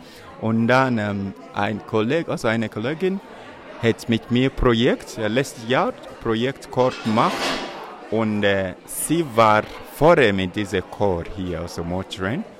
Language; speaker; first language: German; non-native, learner; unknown